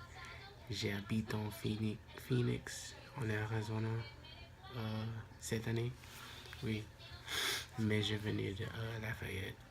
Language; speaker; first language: French; non-native, local second language; English